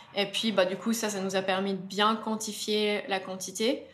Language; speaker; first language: French; native; French